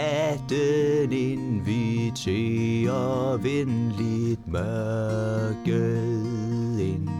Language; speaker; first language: Danish; native; Danish